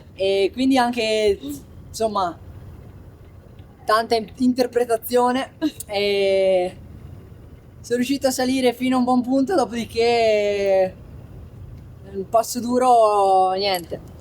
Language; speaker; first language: Italian; native; Italian